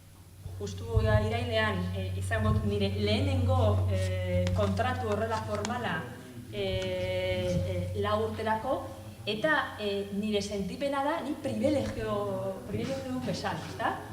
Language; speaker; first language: Basque; non-native, local second language; Spanish